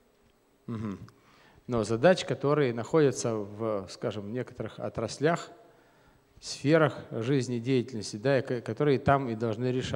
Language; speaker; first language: Russian; native; Russian